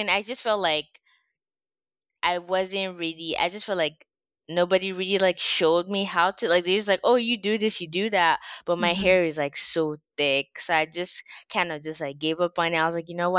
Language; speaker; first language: English; non-native, local second language; Yoruba